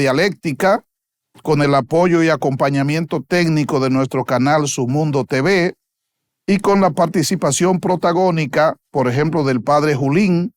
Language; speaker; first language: Spanish; native; Spanish